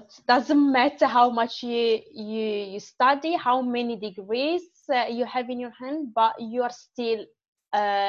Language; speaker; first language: English; non-native, fluent; Italian